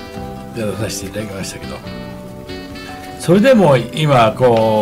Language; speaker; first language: Japanese; native; Japanese